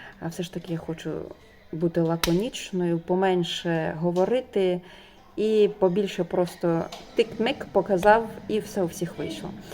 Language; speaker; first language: Ukrainian; non-native, local second language; Russian